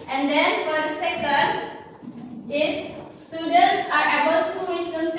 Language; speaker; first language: English; non-native, learner; Indonesian